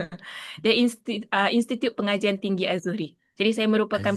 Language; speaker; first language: Indonesian; non-native, local second language; Malay